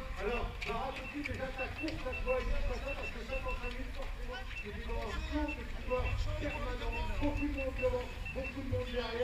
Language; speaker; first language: French; native; French